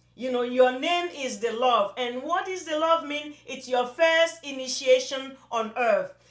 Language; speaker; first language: English; non-native, local second language; Yoruba